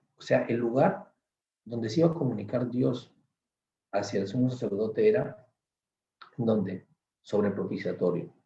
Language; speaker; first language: Spanish; native; Spanish